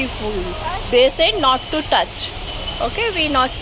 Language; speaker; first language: English; non-native, learner; Hindi